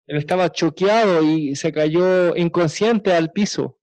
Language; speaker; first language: Spanish; native; Spanish